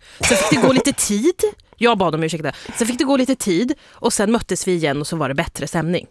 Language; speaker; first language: Swedish; early bilingual, other home language; Persian